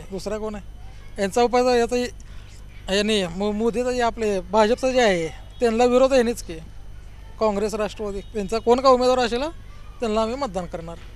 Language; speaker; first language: Marathi; native; Marathi